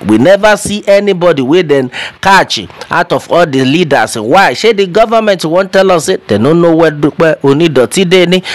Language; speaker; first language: Nigerian Pidgin; non-native, local second language; Yoruba